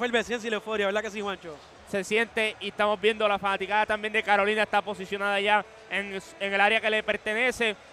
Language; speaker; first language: Spanish; native; Spanish